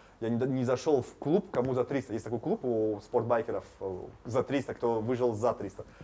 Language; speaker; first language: Russian; non-native, local second language; Tajik